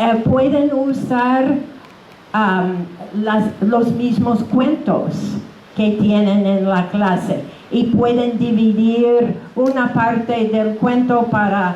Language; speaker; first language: Spanish; non-native, fluent; English